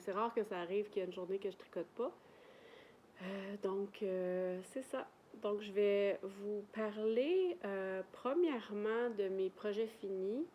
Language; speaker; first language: French; native; French